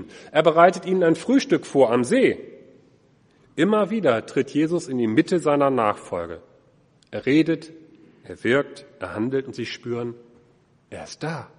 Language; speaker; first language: German; native; German